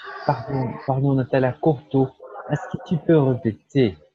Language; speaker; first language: French; non-native, learner; Portuguese